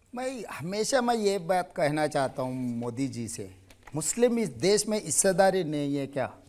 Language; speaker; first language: Hindi; non-native, local second language; Telugu